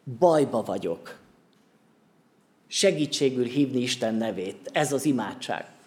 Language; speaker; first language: Hungarian; native; Hungarian